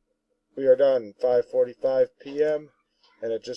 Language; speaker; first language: English; native; English